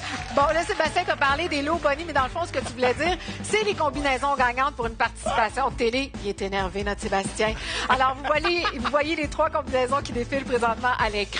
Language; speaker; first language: French; native; French